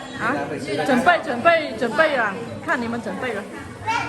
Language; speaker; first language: Chinese; non-native, fluent; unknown